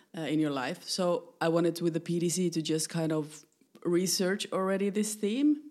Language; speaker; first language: English; non-native, fluent; Finnish